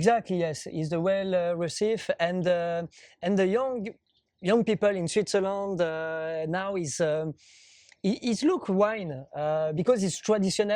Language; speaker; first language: English; non-native, learner; French